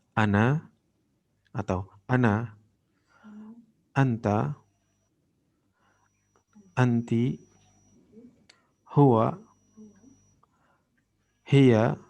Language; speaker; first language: Arabic; non-native, fluent; Indonesian